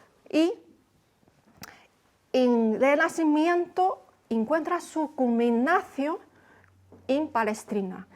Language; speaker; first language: Spanish; non-native, fluent; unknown